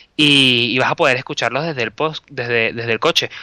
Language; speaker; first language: Spanish; native; Spanish